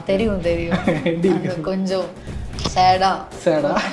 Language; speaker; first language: Tamil; non-native, learner; Malayalam